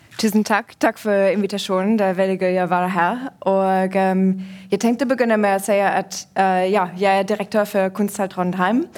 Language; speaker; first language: Norwegian; non-native, fluent; German